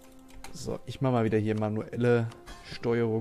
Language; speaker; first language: German; native; German